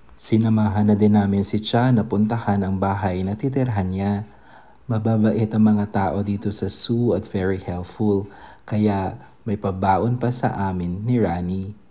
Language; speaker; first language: Filipino; native; Filipino